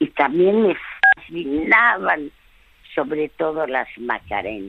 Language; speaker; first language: Spanish; early bilingual, other home language; French